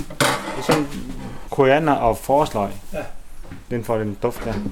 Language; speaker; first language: Danish; non-native, fluent; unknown